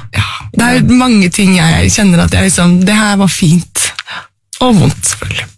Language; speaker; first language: Norwegian; native; Norwegian